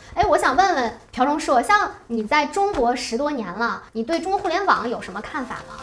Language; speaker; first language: Chinese; native; Chinese